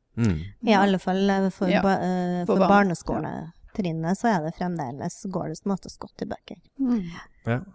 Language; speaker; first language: Norwegian; native; Norwegian